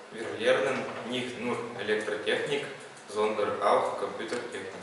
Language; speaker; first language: German; non-native, learner; Russian